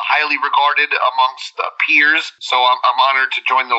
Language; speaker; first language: English; native; English